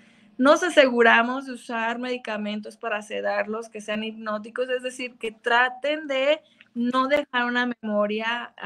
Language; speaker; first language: Spanish; native; Spanish